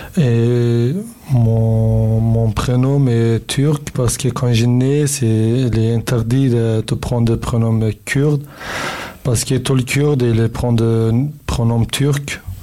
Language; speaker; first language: French; non-native, learner; Kurdish